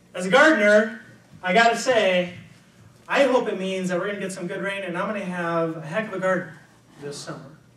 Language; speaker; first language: English; native; English